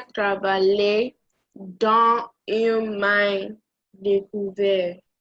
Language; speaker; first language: French; non-native, learner; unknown